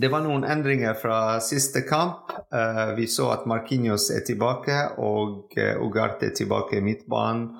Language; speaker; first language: Norwegian; non-native, fluent; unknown